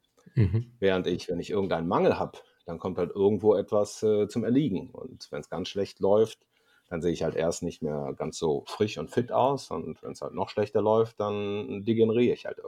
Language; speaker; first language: German; native; German